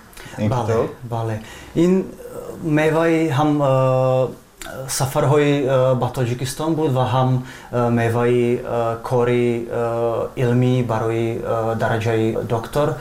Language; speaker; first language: Persian; non-native, fluent; Czech